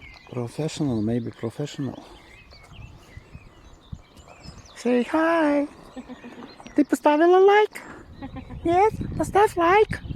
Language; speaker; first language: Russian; non-native, local second language; Lithuanian